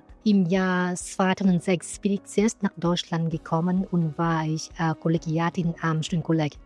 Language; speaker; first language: German; non-native, fluent; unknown